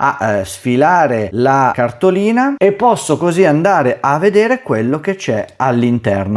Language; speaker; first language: Italian; native; Italian